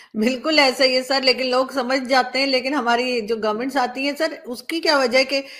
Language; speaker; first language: Urdu; native; Urdu